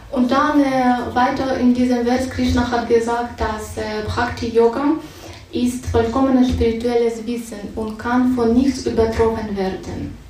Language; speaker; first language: German; non-native, fluent; Russian